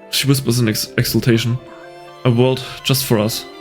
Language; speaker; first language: English; native; English